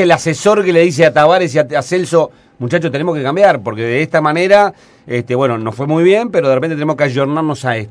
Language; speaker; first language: Spanish; native; Spanish